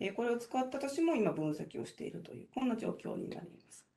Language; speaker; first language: Japanese; native; Japanese